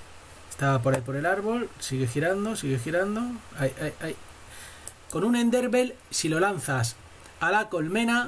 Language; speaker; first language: Spanish; native; Spanish